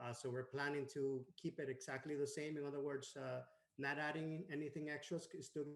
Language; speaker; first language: English; non-native, fluent; Spanish